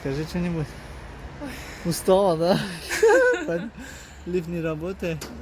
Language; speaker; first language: Russian; non-native, local second language; Tajik